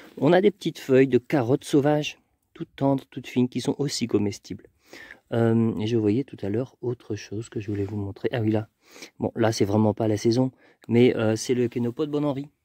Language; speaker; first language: French; native; French